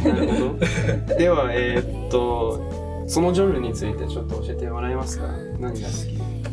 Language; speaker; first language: Japanese; non-native, learner; English